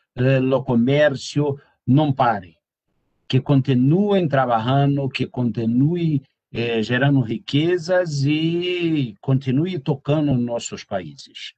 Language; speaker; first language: Spanish; non-native, learner; Portuguese